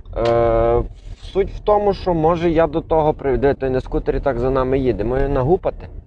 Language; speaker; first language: Ukrainian; native; Ukrainian